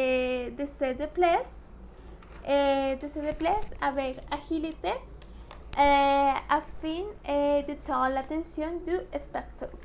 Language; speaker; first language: French; non-native, learner; Spanish